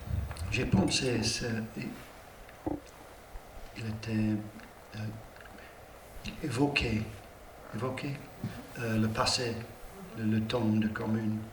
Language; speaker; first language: French; non-native, learner; English